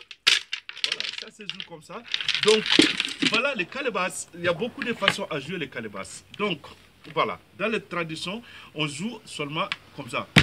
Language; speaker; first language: French; non-native, local second language; Bambara